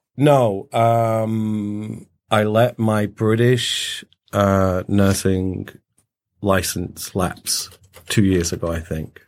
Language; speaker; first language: English; native; English